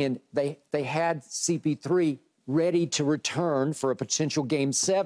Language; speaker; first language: English; native; English